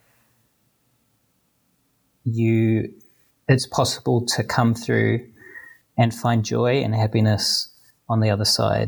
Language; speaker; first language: English; native; English